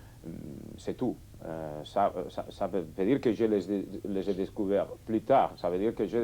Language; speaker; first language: French; non-native, fluent; Catalan